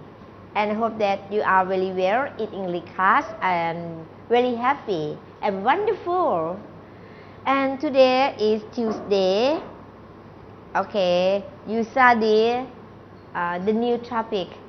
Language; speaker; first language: English; non-native, learner; Thai